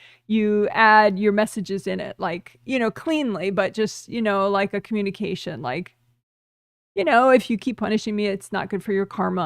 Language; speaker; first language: English; native; English